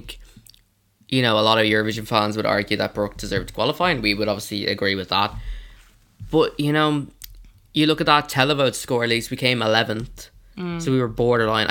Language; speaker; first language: English; native; English